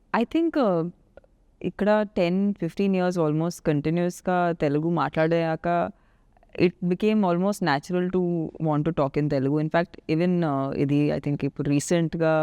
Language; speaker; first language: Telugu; non-native, local second language; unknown